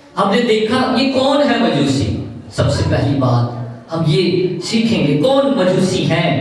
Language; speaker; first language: Urdu; non-native, local second language; Punjabi